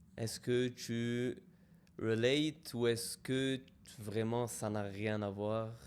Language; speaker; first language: French; native; French